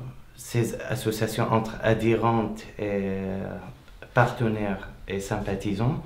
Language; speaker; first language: French; non-native, fluent; Arabic